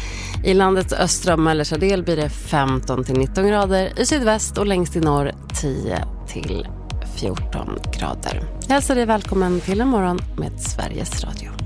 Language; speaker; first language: Swedish; native; Swedish